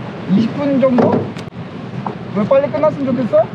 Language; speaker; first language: Korean; native; Korean